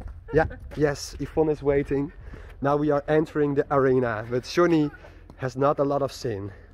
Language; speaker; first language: English; non-native, learner; Western Frisian